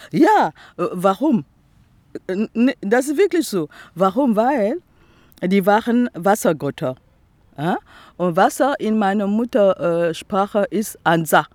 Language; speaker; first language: German; non-native, fluent; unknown